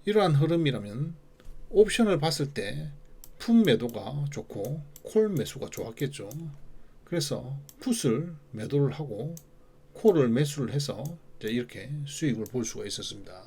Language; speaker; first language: Korean; native; Korean